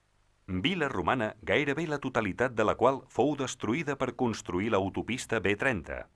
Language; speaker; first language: Catalan; native; Catalan